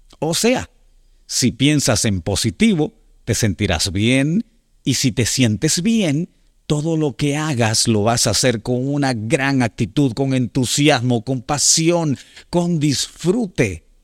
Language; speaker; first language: Spanish; native; Spanish